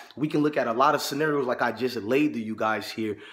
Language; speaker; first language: English; native; English